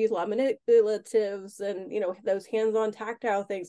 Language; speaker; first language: English; native; English